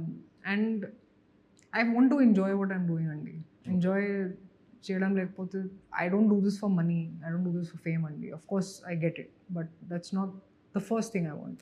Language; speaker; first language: Telugu; non-native, fluent; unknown